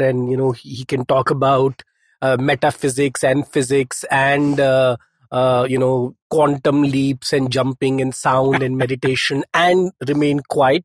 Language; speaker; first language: English; non-native, local second language; Hindi